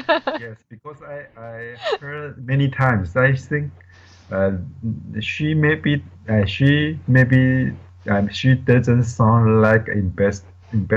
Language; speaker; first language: English; non-native, learner; Chinese